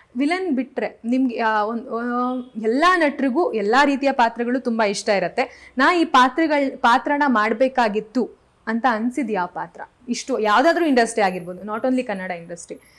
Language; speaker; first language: Kannada; native; Kannada